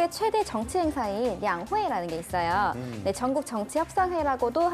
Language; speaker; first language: Korean; native; Korean